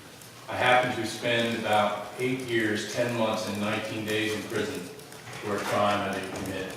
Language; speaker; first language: English; native; English